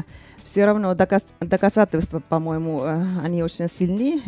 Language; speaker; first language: Russian; non-native, fluent; Finnish